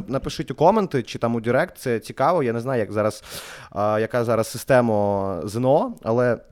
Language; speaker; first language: Ukrainian; non-native, local second language; Russian